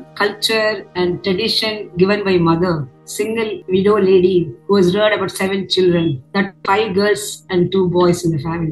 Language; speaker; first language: English; non-native, local second language; Tamil